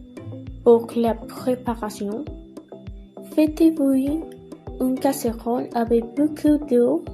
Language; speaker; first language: French; non-native, learner; Spanish